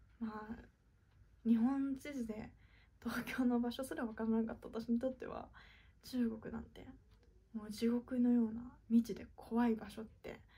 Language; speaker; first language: Japanese; native; Japanese